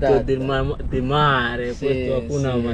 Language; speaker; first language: Italian; non-native, learner; Swahili